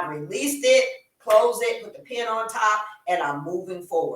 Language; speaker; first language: English; native; English